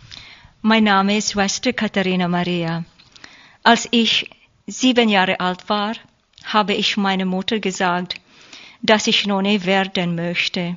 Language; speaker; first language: German; non-native, learner; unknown